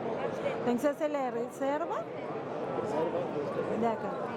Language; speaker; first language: French; non-native, fluent; Spanish